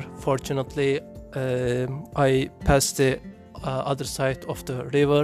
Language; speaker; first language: English; non-native, learner; Turkish